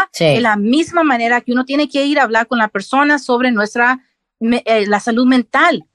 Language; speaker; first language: Spanish; early bilingual, heritage; Spanish